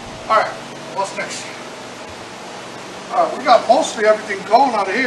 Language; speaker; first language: English; non-native, fluent; Spanish